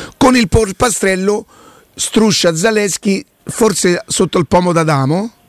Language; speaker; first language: Italian; native; Italian